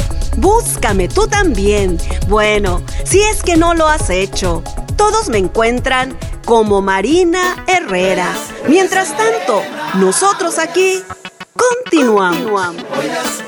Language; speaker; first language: Spanish; native; Spanish